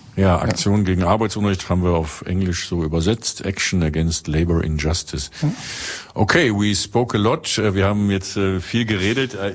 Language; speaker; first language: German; native; German